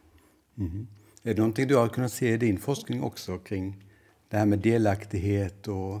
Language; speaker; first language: Swedish; native; Swedish